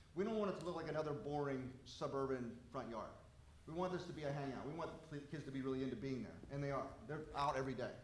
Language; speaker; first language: English; native; English